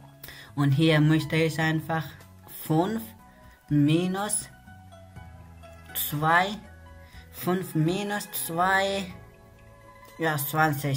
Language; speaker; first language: German; non-native, learner; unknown